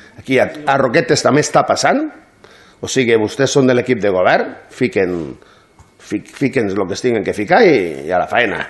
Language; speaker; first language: Catalan; native; Catalan